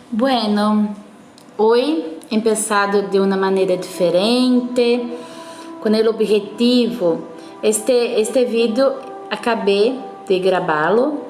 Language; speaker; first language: Spanish; non-native, fluent; Portuguese